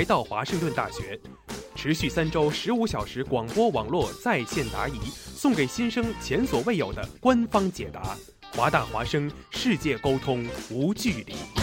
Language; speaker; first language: Chinese; native; Chinese